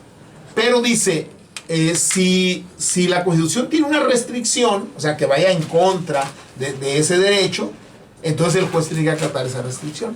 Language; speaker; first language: Spanish; native; Spanish